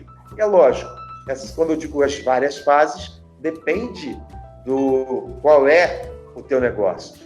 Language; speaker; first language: Portuguese; native; Portuguese